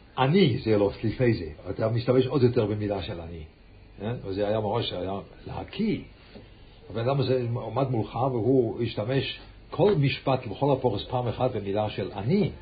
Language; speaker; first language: Hebrew; non-native, fluent; English